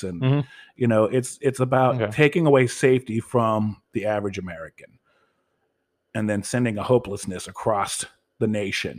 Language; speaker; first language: English; native; English